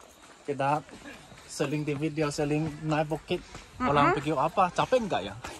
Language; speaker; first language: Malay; non-native, learner; Chinese